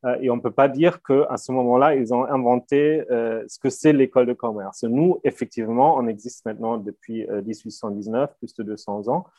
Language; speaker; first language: French; non-native, fluent; German